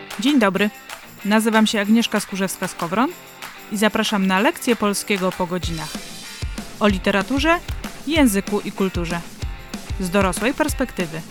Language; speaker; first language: Polish; native; Polish